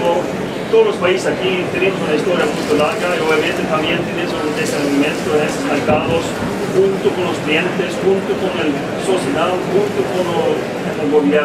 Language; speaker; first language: Spanish; non-native, fluent; Swedish